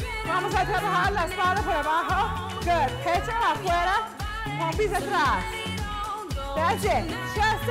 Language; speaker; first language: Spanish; non-native, learner; English